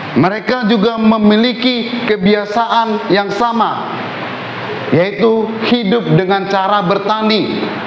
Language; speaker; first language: Indonesian; native; Indonesian